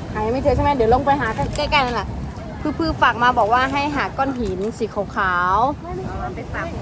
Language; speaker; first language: Thai; non-native, local second language; S'gaw Karen